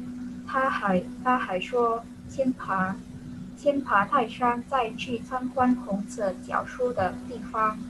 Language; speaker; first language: Chinese; non-native, learner; Indonesian